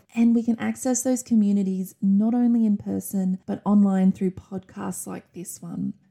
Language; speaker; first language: English; native; English